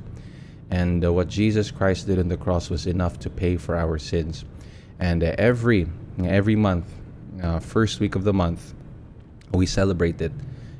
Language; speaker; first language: English; non-native, local second language; Cebuano